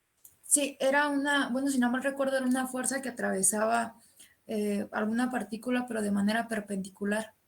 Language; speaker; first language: Spanish; native; Spanish